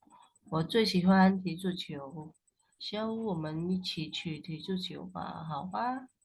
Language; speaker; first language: Chinese; non-native, fluent; Indonesian